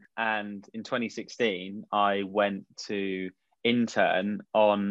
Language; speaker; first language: English; native; English